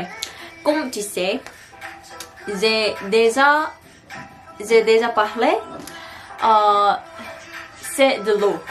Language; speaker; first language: French; non-native, learner; Korean